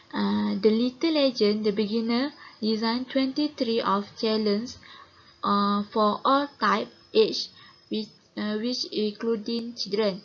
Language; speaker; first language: English; non-native, local second language; Malay